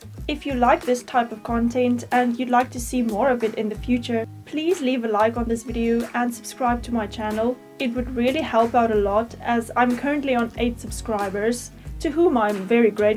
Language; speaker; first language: English; native; English